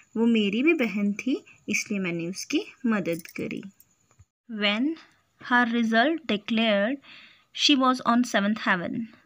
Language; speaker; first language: Hindi; native; Hindi